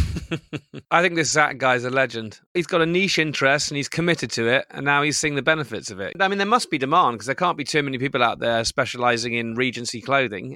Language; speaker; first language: English; native; English